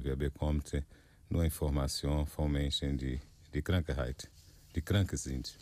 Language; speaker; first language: German; non-native, fluent; Portuguese